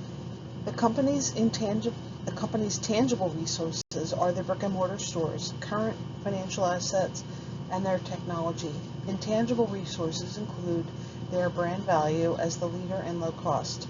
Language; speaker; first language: English; native; English